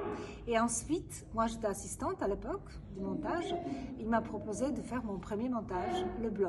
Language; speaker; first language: French; non-native, fluent; Polish